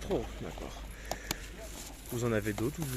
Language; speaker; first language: French; native; French